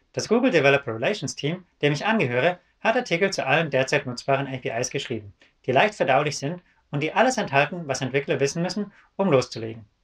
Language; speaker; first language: German; native; German